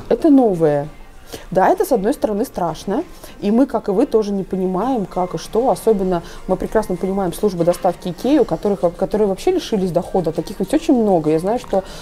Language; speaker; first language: Russian; native; Russian